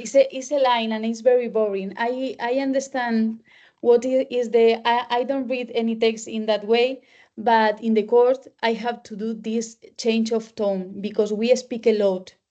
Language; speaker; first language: English; non-native, learner; Spanish